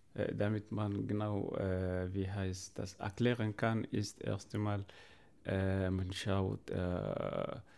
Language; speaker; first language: German; non-native, learner; Arabic